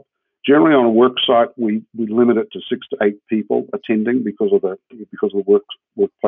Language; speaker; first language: English; native; English